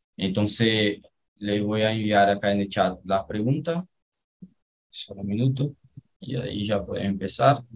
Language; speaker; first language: Spanish; non-native, fluent; Portuguese